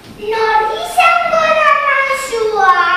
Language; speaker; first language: Basque; non-native, local second language; Spanish